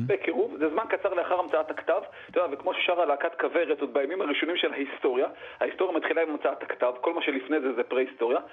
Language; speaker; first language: Hebrew; native; Hebrew